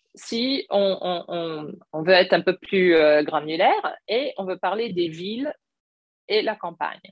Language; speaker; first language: French; non-native, fluent; English